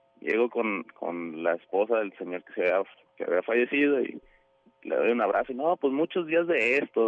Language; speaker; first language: Spanish; native; Spanish